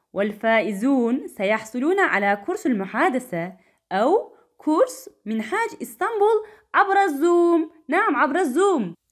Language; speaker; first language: Arabic; non-native, learner; Turkish